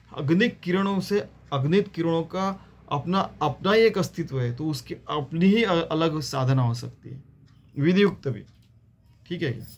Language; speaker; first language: Hindi; non-native, local second language; Marathi